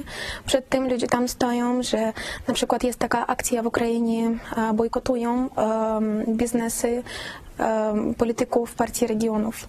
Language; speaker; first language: Polish; non-native, fluent; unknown